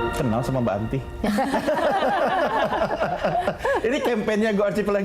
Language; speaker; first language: Indonesian; native; Indonesian